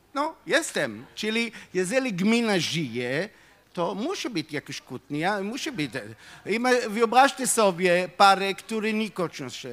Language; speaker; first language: Polish; non-native, fluent; Hebrew